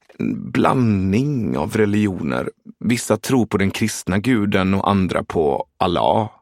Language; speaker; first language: Swedish; early bilingual, other home language; Persian